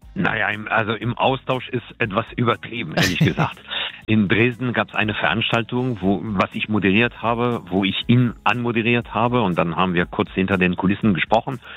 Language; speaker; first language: German; non-native, fluent; French